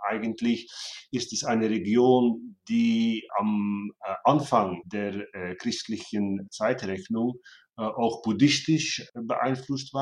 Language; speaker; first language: German; non-native, fluent; Dutch